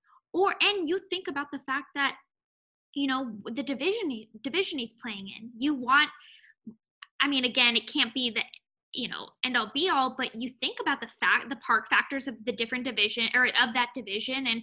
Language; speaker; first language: English; native; English